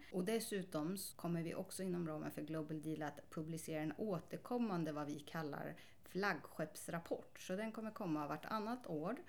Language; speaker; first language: Swedish; native; Swedish